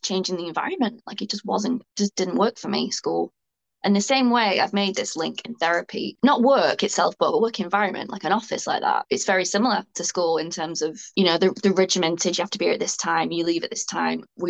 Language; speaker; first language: English; native; English